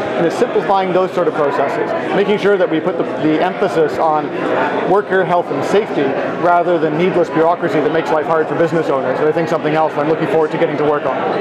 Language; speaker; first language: English; native; English